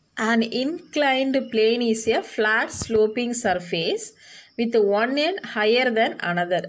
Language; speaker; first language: English; non-native, local second language; Tamil